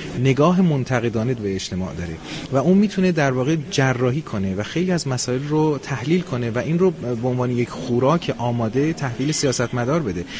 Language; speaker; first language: Persian; native; Persian